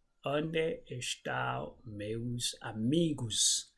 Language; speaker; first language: Portuguese; non-native, fluent; English